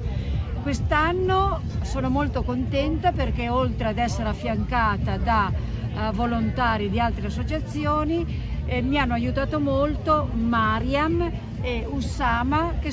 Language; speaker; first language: Italian; native; Italian